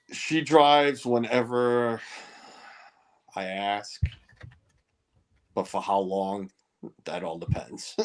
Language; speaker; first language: English; native; English